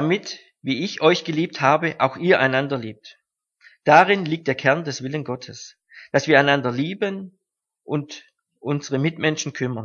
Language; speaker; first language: German; native; German